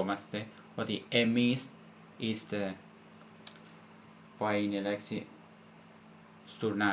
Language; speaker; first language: Greek; non-native, fluent; Italian